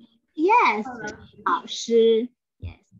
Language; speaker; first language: English; non-native, fluent; Chinese